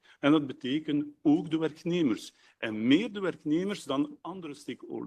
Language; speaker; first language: Dutch; non-native, local second language; French